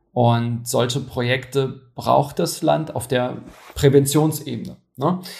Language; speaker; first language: German; early bilingual, other home language; Turkish